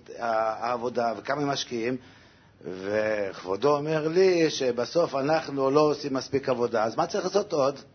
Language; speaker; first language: Hebrew; native; Hebrew